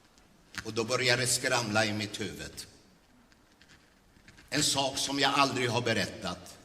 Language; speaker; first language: Swedish; early bilingual, other home language; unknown